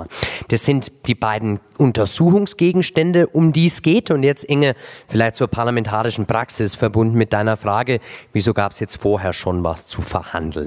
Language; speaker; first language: German; native; German